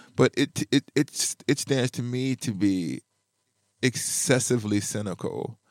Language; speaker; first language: English; native; English